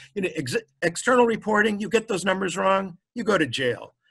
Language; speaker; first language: English; native; English